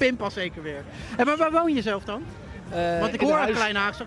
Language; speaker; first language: Dutch; native; Dutch